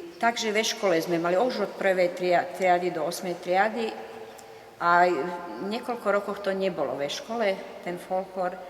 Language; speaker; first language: Slovak; early bilingual, heritage; Slovak